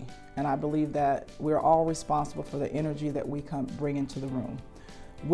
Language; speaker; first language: English; native; English